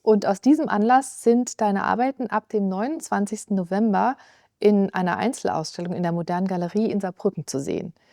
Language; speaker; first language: German; native; German